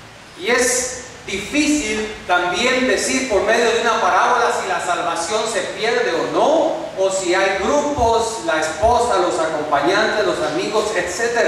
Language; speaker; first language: Spanish; native; Spanish